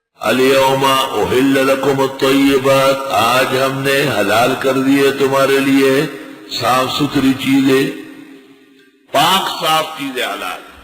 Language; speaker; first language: Urdu; non-native, local second language; Pashto